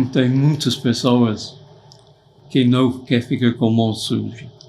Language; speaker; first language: Portuguese; non-native, fluent; English